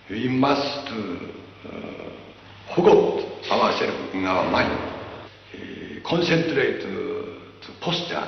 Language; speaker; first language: English; non-native, learner; Japanese